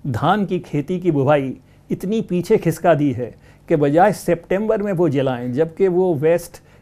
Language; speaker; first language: Hindi; native; Hindi